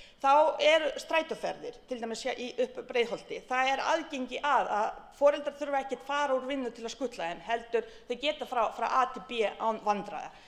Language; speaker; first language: Icelandic; non-native, fluent; Bosnian